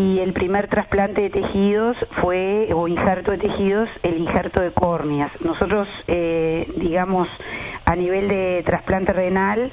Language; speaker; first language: Spanish; native; Spanish